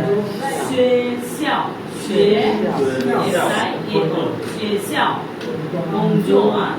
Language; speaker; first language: Chinese; non-native, fluent; Bangla